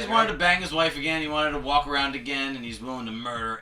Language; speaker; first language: English; native; English